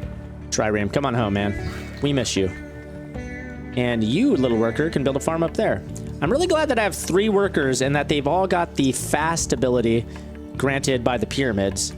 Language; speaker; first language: English; native; English